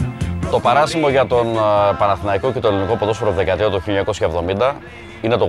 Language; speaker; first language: Greek; native; Greek